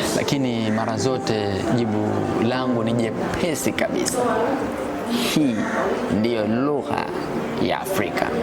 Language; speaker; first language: Swahili; native; Swahili